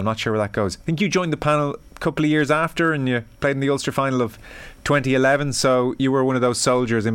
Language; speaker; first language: English; native; English